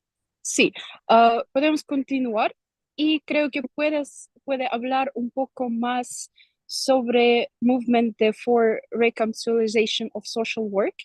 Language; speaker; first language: Spanish; non-native, learner; Russian